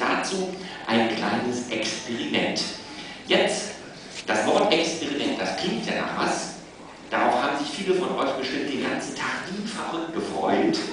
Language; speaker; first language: German; native; German